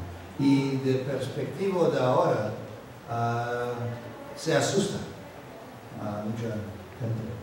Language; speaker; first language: Spanish; non-native, fluent; English